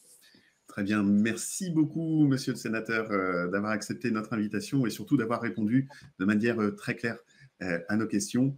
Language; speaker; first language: French; native; French